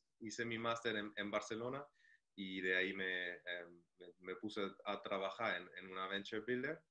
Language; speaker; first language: Spanish; non-native, fluent; German